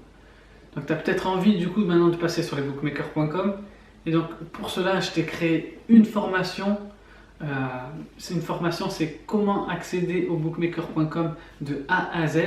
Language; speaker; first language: French; native; French